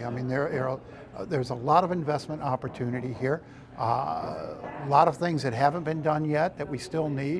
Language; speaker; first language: English; native; English